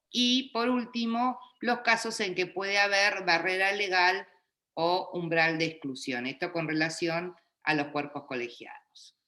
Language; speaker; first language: Spanish; native; Spanish